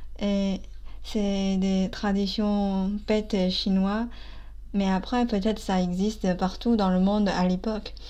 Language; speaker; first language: French; non-native, fluent; Chinese